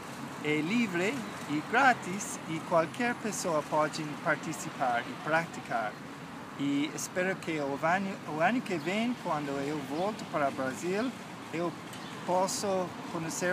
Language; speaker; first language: Portuguese; non-native, fluent; English